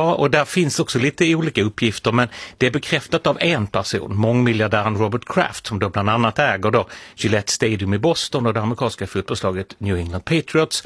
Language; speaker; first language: Swedish; native; Swedish